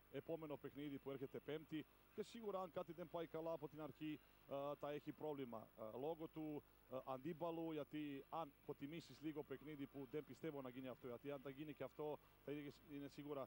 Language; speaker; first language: Greek; non-native, fluent; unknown